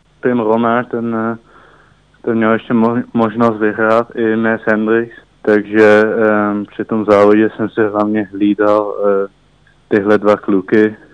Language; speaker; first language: Czech; early bilingual, heritage; Czech